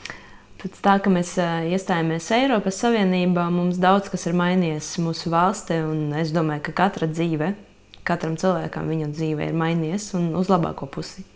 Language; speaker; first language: Latvian; non-native, local second language; Russian